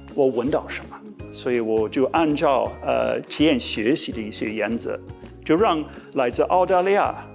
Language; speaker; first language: Chinese; non-native, fluent; English